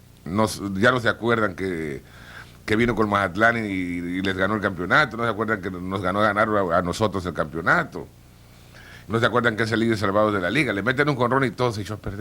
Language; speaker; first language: Spanish; native; Spanish